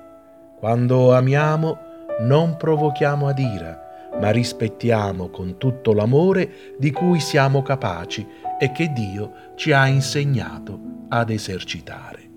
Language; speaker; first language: Italian; native; Italian